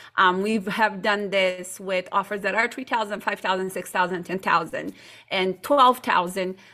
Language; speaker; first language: English; non-native, fluent; Portuguese